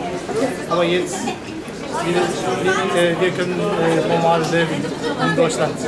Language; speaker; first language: German; non-native, learner; Turkish